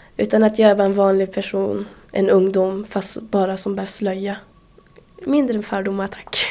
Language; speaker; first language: Swedish; early bilingual, other home language; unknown